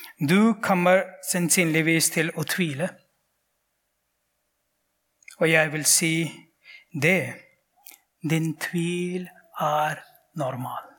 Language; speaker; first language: Norwegian; non-native, fluent; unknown